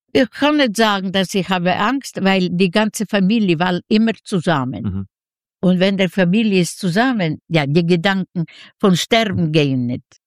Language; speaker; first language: German; non-native, fluent; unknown